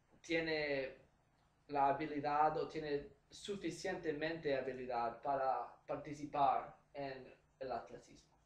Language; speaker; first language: Spanish; non-native, learner; English